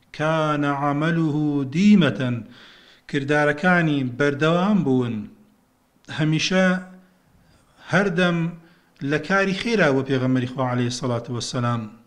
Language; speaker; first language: Central Kurdish; native; Central Kurdish